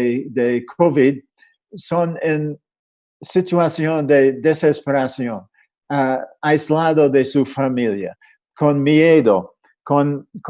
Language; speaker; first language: Spanish; non-native, fluent; English